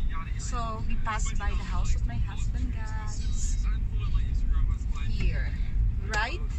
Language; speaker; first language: English; non-native, local second language; Filipino